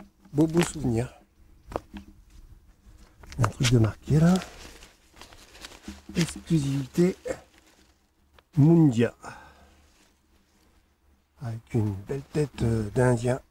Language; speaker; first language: French; native; French